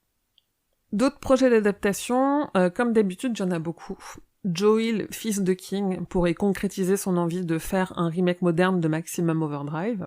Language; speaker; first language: French; native; French